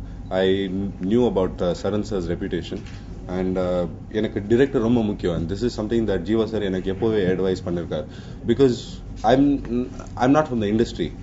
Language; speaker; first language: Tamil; non-native, learner; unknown